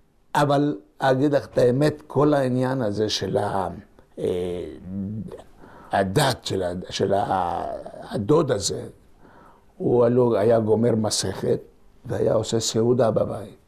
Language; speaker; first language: Hebrew; non-native, local second language; Ladino